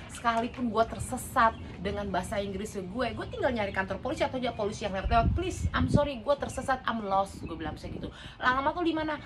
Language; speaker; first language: Indonesian; native; Indonesian